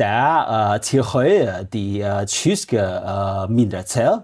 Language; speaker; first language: Danish; non-native, learner; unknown